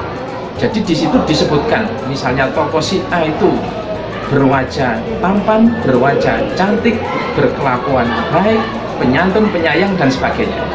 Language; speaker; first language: Indonesian; native; Indonesian